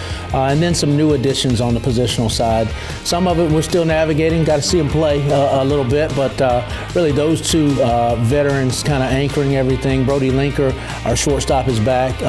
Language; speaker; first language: English; native; English